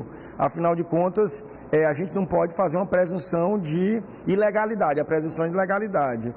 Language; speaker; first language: Portuguese; native; Portuguese